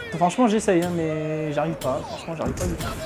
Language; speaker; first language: French; native; French